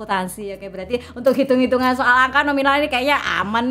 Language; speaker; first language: Indonesian; native; Indonesian